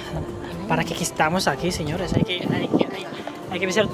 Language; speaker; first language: Spanish; non-native, learner; Filipino